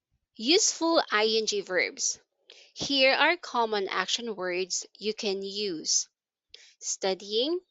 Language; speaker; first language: English; non-native, local second language; Filipino